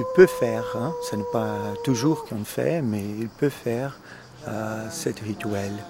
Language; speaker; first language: French; non-native, fluent; Portuguese